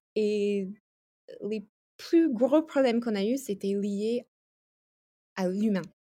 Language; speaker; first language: French; non-native, fluent; English